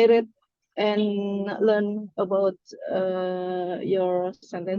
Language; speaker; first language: English; non-native, learner; Indonesian